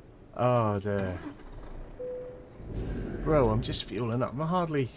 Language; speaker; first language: English; native; English